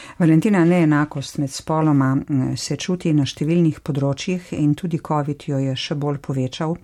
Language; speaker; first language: Slovenian; native; Slovenian